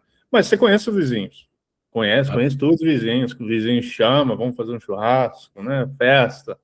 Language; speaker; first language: Portuguese; early bilingual, heritage; English